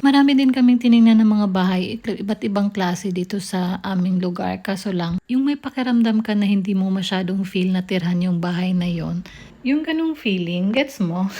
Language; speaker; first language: Filipino; non-native, local second language; Cebuano